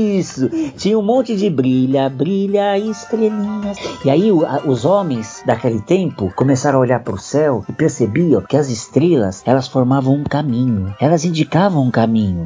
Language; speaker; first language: Portuguese; native; Portuguese